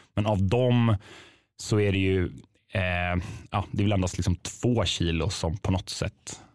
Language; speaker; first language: Swedish; native; Swedish